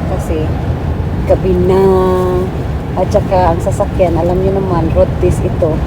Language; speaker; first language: Filipino; non-native, local second language; Cebuano